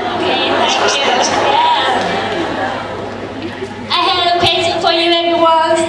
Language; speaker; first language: English; non-native, learner; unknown